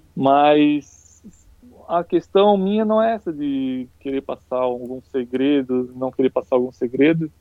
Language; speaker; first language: Portuguese; native; Portuguese